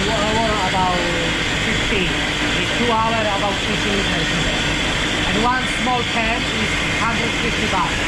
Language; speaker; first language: English; non-native, learner; Thai